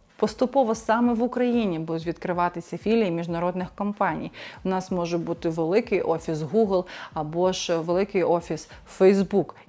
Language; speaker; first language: Ukrainian; non-native, local second language; Russian